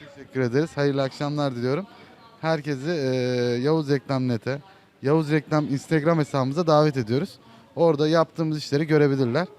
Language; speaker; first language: Turkish; native; Turkish